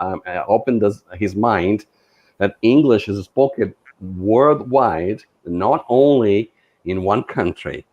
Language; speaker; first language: English; non-native, fluent; Portuguese